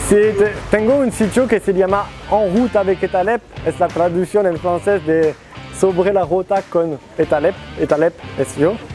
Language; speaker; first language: Spanish; non-native, learner; French